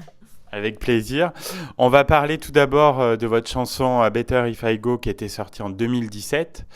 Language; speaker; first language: French; native; French